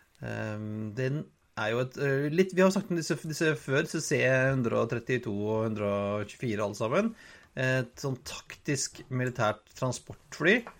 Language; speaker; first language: Norwegian; native; Norwegian